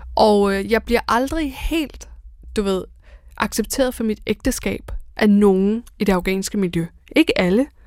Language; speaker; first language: Danish; early bilingual, other home language; Persian